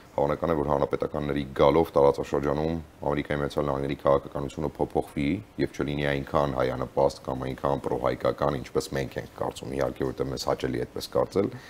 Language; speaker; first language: Armenian; native; Armenian